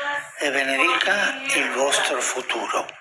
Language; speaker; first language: Italian; non-native, fluent; Spanish